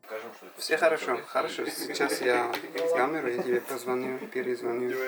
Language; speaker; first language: Russian; non-native, learner; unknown